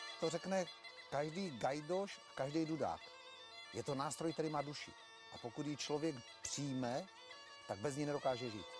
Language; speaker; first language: Czech; early bilingual, other home language; Greek